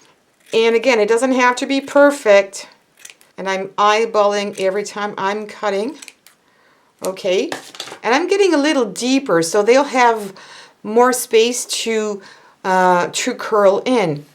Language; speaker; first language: English; non-native, fluent; French